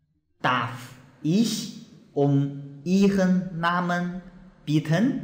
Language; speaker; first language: German; non-native, fluent; Chinese